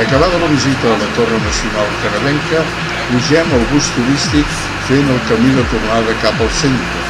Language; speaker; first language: Catalan; native; Catalan